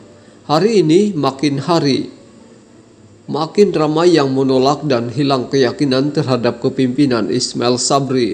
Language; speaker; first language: Malay; native; Malay